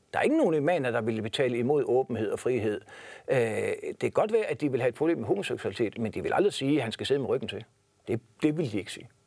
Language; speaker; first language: Danish; native; Danish